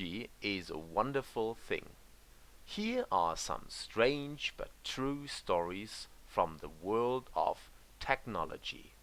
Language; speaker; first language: English; non-native, fluent; German